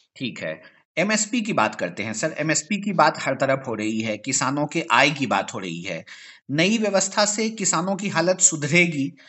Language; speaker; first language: Hindi; native; Hindi